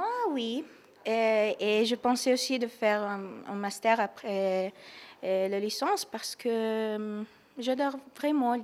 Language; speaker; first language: French; non-native, learner; Italian